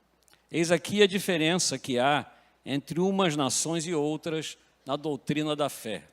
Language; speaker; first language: Portuguese; native; Portuguese